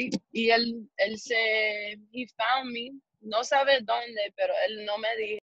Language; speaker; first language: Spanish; early bilingual, heritage; English